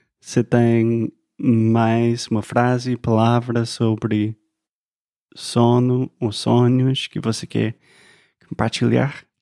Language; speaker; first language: Portuguese; non-native, fluent; English